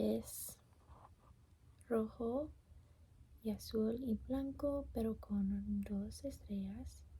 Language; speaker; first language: Spanish; non-native, learner; English